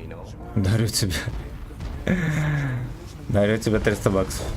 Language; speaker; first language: Russian; native; Russian